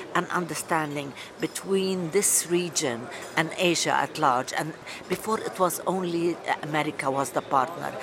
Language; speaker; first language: English; non-native, fluent; Arabic